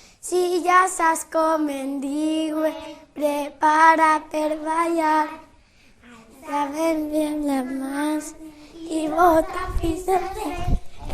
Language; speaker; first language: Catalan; non-native, local second language; Spanish